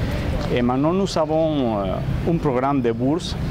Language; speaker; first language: French; non-native, learner; Spanish